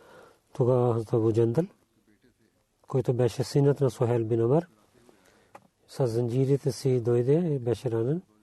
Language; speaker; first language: Bulgarian; non-native, learner; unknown